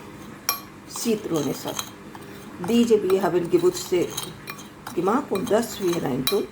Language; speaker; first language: German; non-native, learner; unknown